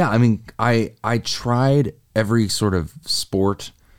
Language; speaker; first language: English; native; English